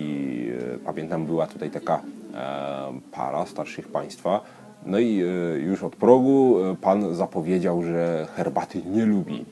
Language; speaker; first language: Polish; native; Polish